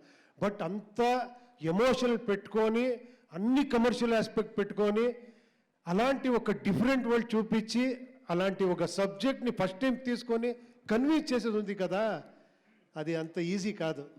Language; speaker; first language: Telugu; non-native, local second language; Kannada